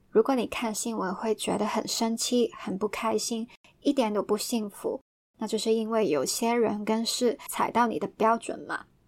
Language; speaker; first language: Chinese; non-native, local second language; Cantonese